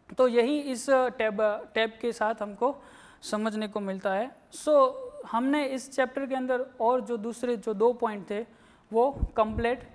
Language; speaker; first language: Hindi; non-native, local second language; Gujarati